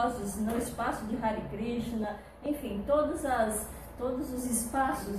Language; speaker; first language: Portuguese; native; Portuguese